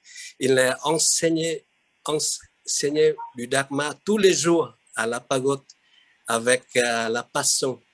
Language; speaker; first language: French; non-native, fluent; Vietnamese